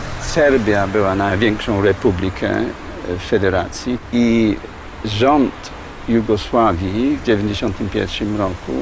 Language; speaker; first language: Polish; non-native, fluent; English